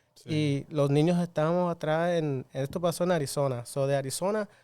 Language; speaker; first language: Spanish; early bilingual, other home language; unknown